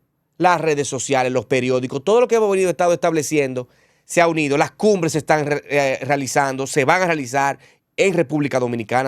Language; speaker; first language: Spanish; native; Spanish